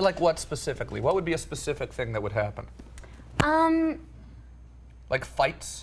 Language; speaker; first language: English; native; English